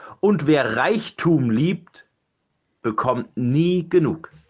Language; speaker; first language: German; native; German